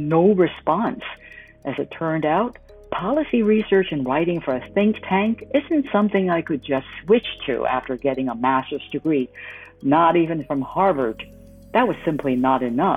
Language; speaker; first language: English; non-native, local second language; Cantonese